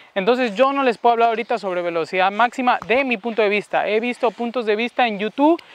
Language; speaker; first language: Spanish; native; Spanish